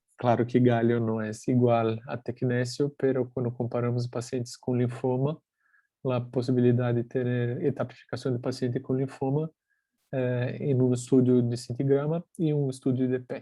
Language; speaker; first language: Spanish; non-native, fluent; Portuguese